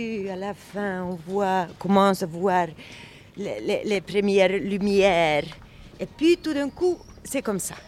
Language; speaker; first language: French; non-native, fluent; Swedish